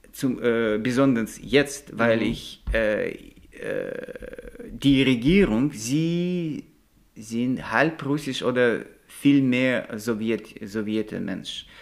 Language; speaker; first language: German; non-native, learner; Russian